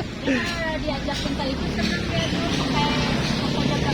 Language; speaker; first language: Malay; native; Malay